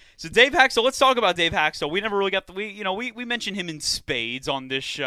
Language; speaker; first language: English; native; English